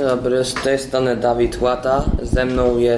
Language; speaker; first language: Polish; early bilingual, heritage; Polish